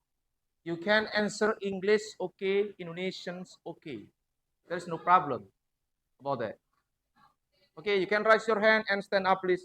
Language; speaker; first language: English; non-native, learner; Javanese